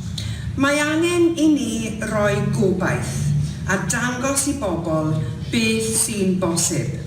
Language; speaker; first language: Welsh; non-native, local second language; English